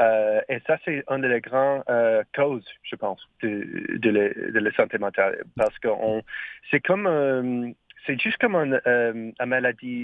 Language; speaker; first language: French; non-native, learner; English